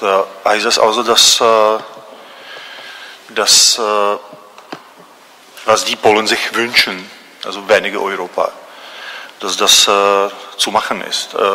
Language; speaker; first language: German; non-native, fluent; Czech